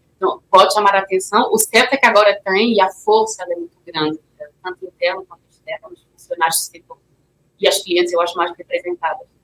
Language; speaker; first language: Portuguese; non-native, fluent; French